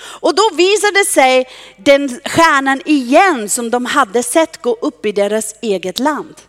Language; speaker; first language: Swedish; non-native, fluent; German